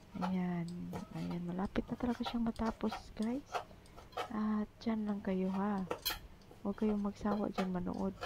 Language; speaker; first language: Filipino; non-native, local second language; Cebuano